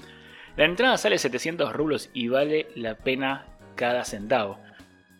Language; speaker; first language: Spanish; native; Spanish